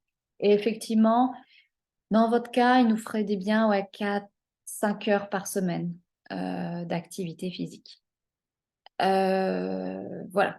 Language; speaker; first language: French; native; French